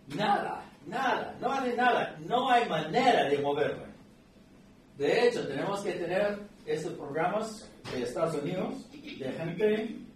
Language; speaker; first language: Spanish; non-native, fluent; English